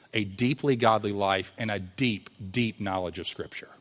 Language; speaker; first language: English; native; English